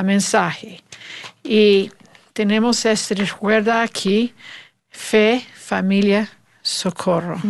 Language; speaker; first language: Spanish; non-native, learner; English